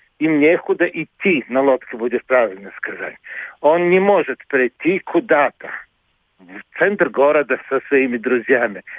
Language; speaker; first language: Russian; non-native, local second language; Latvian